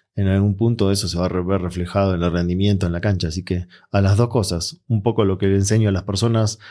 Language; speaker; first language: Spanish; native; Spanish